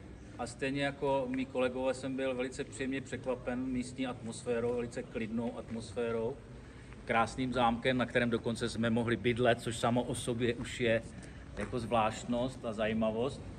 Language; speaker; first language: Czech; native; Czech